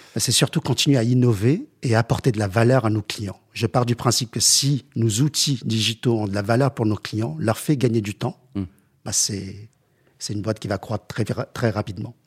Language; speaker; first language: French; early bilingual, other home language; Chinese